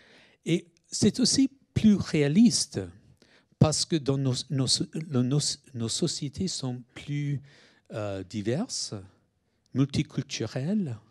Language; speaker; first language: French; non-native, fluent; English